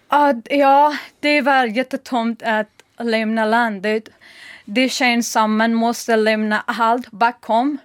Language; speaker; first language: Swedish; non-native, learner; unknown